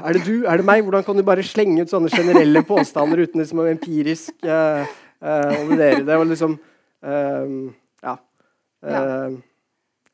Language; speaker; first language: Norwegian; native; Norwegian